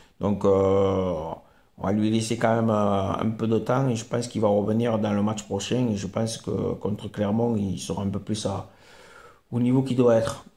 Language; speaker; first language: French; native; French